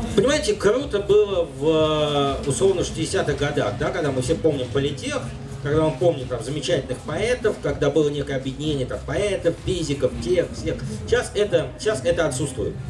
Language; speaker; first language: Russian; native; Russian